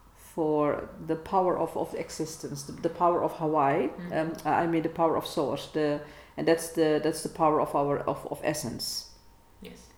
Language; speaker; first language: English; non-native, fluent; Dutch